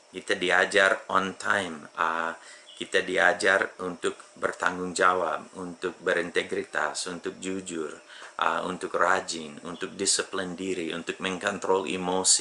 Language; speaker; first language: Indonesian; non-native, fluent; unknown